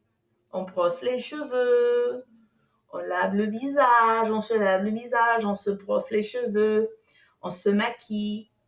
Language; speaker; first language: French; non-native, fluent; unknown